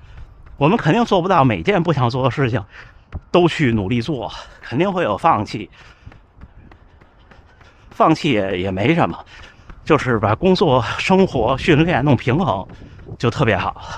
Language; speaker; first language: Chinese; native; Chinese